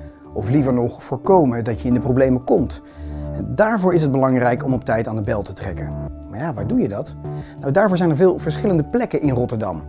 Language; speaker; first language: Dutch; native; Dutch